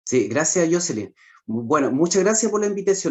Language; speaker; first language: Spanish; native; Spanish